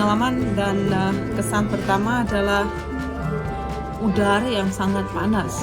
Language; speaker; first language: Indonesian; non-native, fluent; Russian